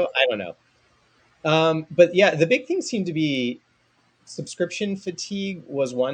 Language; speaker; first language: English; native; English